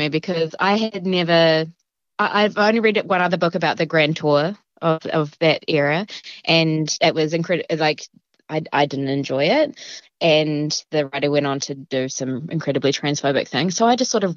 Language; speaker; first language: English; native; English